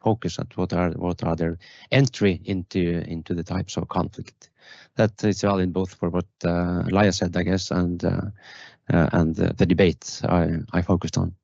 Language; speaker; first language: English; non-native, fluent; Norwegian